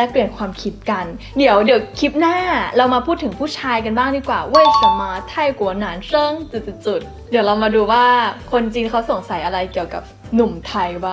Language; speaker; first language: Thai; native; Thai